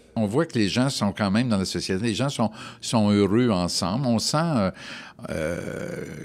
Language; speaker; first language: French; native; French